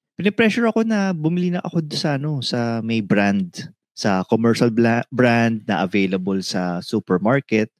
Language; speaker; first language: Filipino; native; Filipino